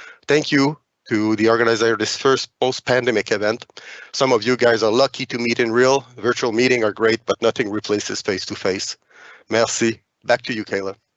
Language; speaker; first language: English; non-native, fluent; French